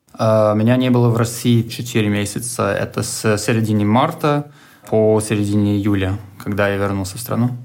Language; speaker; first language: Russian; non-native, fluent; English